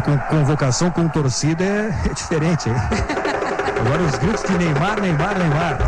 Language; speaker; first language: Portuguese; native; Portuguese